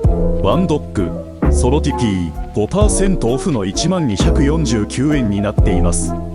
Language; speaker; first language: Japanese; native; Japanese